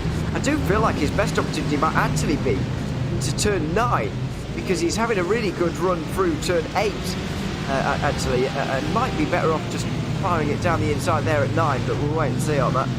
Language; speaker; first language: English; native; English